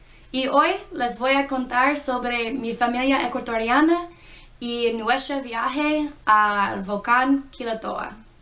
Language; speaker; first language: Spanish; non-native, learner; English